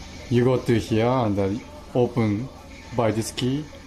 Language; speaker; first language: English; non-native, learner; Japanese